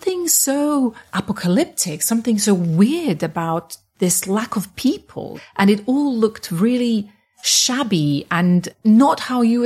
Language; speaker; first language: English; non-native, fluent; Bosnian